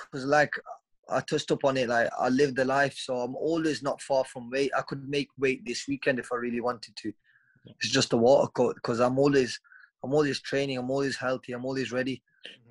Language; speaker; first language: English; native; English